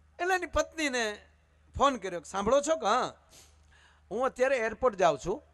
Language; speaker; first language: Gujarati; native; Gujarati